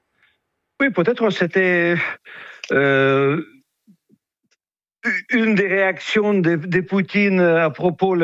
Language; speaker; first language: French; non-native, fluent; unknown